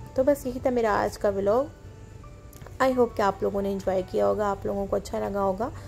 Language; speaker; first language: Urdu; native; Urdu